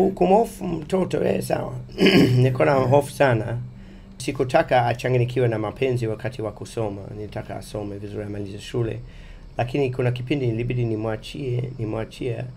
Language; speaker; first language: Swahili; non-native, fluent; English